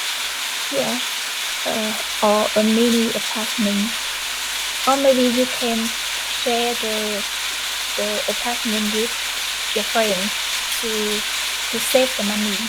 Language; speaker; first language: English; non-native, learner; Vietnamese